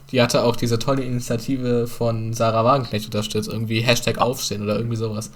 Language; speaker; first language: German; early bilingual, other home language; Turkish